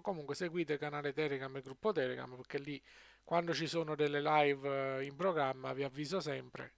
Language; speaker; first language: Italian; native; Italian